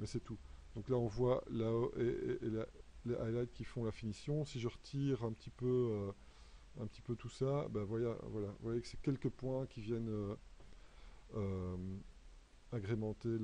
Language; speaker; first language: French; native; French